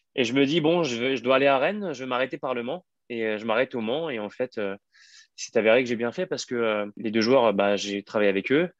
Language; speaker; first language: French; native; French